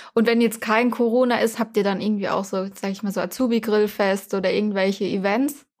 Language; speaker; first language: German; native; German